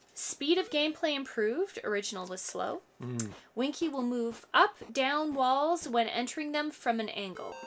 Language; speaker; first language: English; native; English